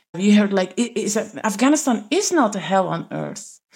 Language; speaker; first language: English; non-native, fluent; Dutch